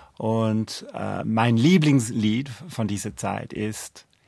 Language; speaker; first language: German; non-native, fluent; English